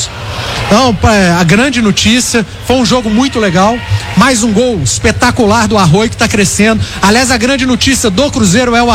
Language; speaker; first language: Portuguese; native; Portuguese